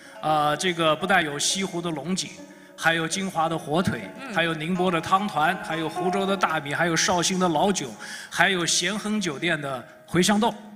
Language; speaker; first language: Chinese; native; Chinese